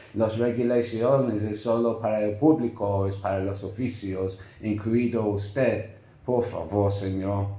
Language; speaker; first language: Spanish; non-native, learner; English